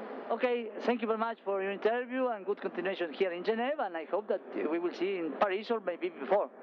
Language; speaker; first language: English; non-native, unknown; Italian